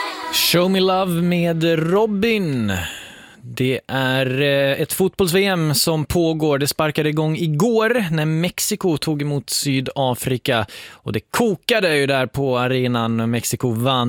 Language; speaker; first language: Swedish; native; Swedish